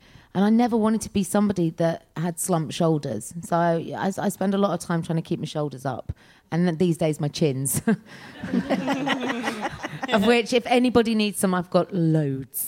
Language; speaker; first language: English; native; English